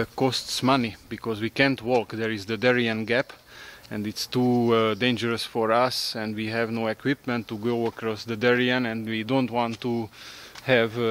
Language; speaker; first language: English; non-native, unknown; Hungarian